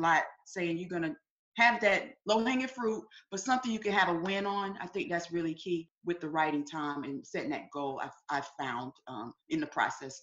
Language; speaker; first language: English; native; English